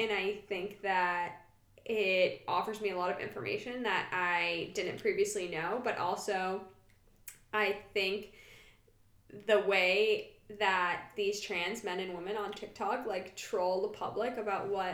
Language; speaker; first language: English; native; English